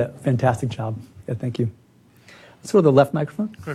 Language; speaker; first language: English; native; English